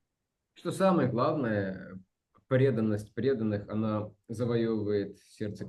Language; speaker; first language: Russian; native; Russian